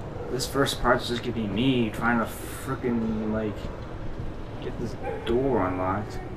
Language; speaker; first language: English; native; English